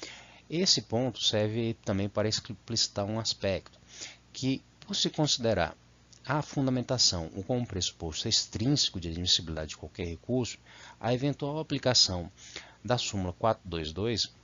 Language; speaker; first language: Portuguese; native; Portuguese